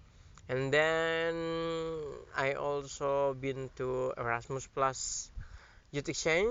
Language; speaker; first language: English; non-native, learner; Indonesian